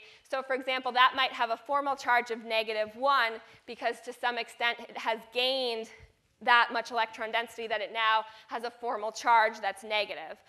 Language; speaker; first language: English; native; English